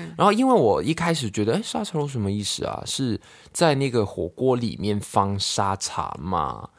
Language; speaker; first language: Chinese; non-native, local second language; Cantonese